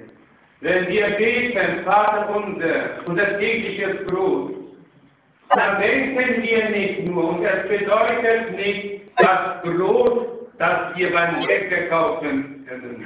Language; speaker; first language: German; non-native, fluent; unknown